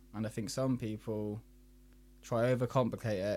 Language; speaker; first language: English; native; English